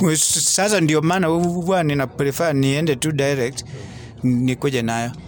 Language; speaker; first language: Swahili; non-native, local second language; Luo (Kenya and Tanzania)